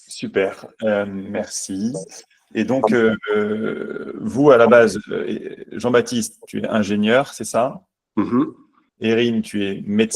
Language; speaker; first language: French; native; French